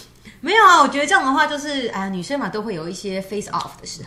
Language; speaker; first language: Chinese; native; Chinese